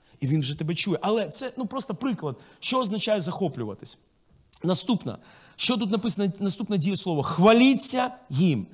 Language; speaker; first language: Ukrainian; non-native, local second language; Russian